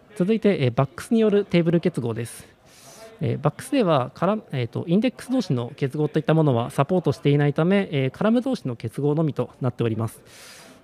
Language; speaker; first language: Japanese; native; Japanese